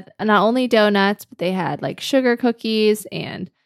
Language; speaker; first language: English; native; English